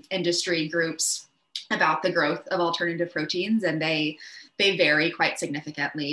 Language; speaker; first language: English; native; English